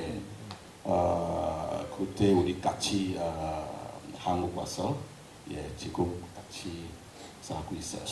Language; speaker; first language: Korean; non-native, learner; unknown